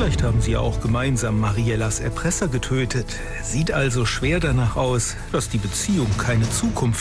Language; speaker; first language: German; native; German